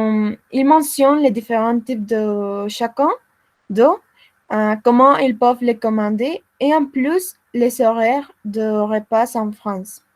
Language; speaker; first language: French; non-native, learner; Spanish